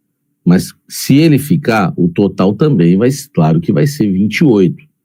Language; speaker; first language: Portuguese; native; Portuguese